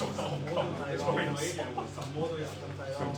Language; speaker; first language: Cantonese; native; Cantonese